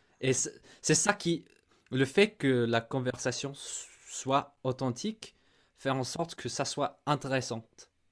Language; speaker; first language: French; non-native, fluent; English